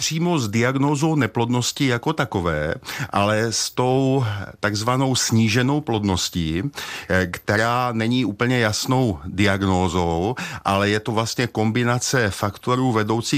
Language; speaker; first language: Czech; native; Czech